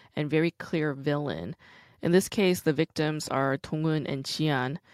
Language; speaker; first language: English; native; English